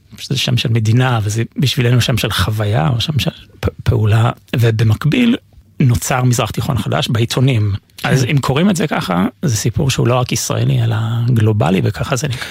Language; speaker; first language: Hebrew; non-native, fluent; English